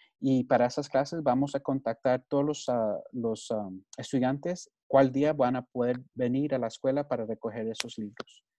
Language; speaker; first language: Spanish; early bilingual, heritage; Spanish